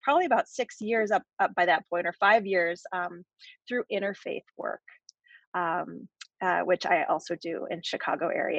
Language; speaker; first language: English; native; English